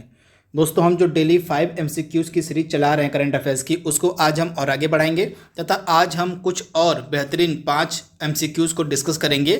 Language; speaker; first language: Hindi; native; Hindi